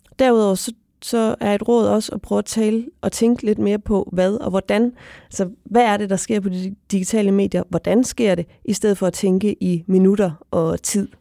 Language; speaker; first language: Danish; native; Danish